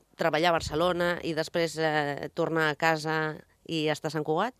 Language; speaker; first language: Catalan; native; Catalan